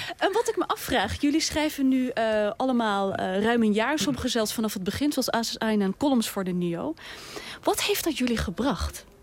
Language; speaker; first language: Dutch; early bilingual, other home language; Turkish